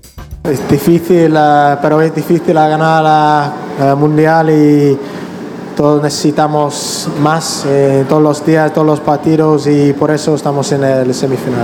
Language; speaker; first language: Spanish; non-native, fluent; English